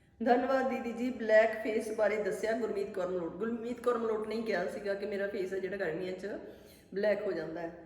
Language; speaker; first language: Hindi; non-native, local second language; Punjabi